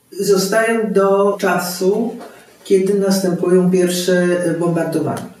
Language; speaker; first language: Polish; native; Polish